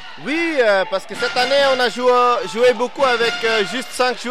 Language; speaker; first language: French; non-native, learner; Dutch